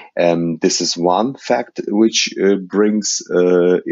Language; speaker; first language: English; non-native, fluent; Ukrainian